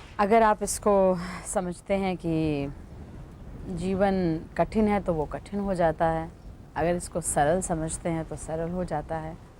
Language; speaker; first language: Hindi; non-native, local second language; Punjabi